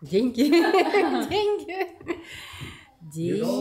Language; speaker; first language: Russian; non-native, local second language; Korean